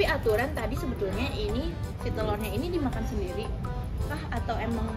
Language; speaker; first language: Indonesian; native; Indonesian